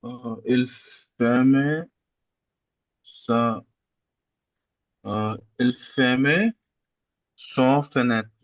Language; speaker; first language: French; non-native, learner; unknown